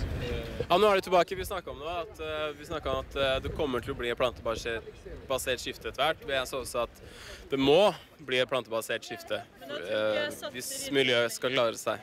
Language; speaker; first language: Norwegian; native; Norwegian